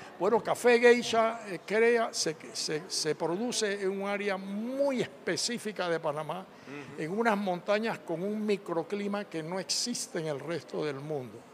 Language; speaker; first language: Spanish; native; Spanish